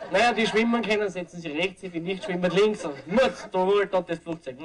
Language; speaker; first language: German; native; German